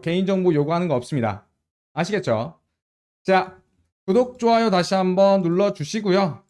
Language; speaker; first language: Korean; native; Korean